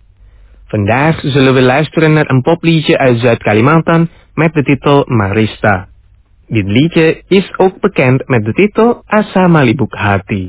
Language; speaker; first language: Dutch; non-native, fluent; Indonesian